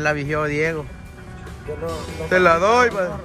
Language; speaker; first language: Spanish; native; Spanish